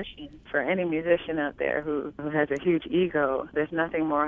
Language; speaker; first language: English; native; English